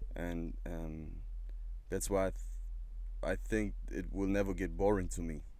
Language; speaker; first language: English; non-native, fluent; German